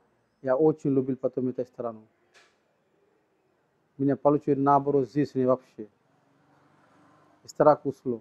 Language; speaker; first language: Russian; non-native, learner; Sinhala